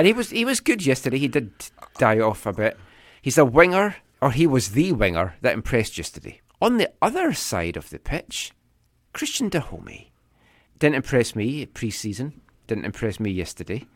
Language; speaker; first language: English; native; English